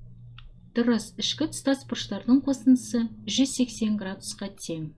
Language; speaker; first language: Kazakh; native; Kazakh